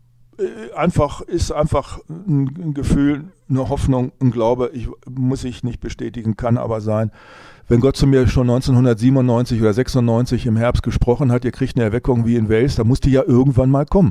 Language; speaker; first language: German; native; German